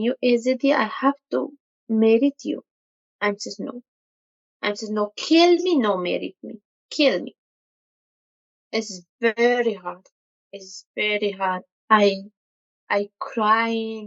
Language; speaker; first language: English; non-native, learner; Kurdish